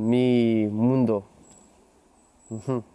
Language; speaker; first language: Spanish; non-native, learner; French